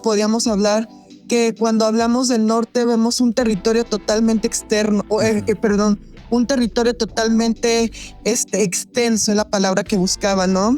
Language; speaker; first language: Spanish; native; Spanish